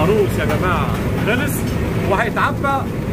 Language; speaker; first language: Arabic; native; Arabic